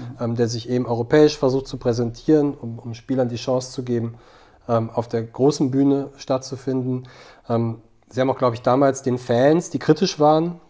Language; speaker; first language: German; native; German